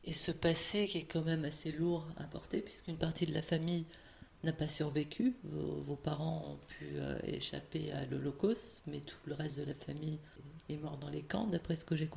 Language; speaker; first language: French; native; French